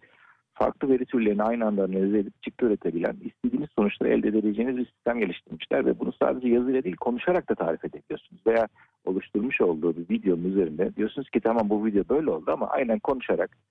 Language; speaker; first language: Turkish; native; Turkish